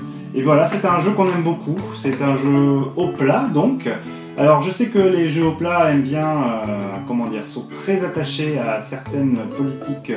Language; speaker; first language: French; native; French